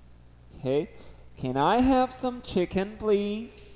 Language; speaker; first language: English; non-native, fluent; Portuguese